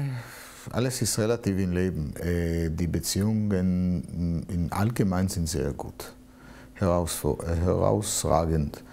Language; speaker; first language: German; non-native, fluent; Hebrew